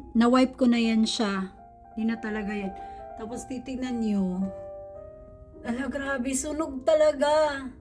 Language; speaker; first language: Filipino; non-native, local second language; Cebuano